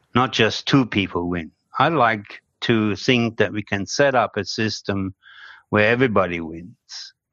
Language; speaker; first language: English; non-native, fluent; German